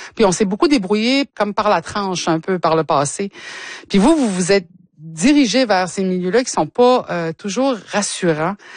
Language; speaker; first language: French; native; French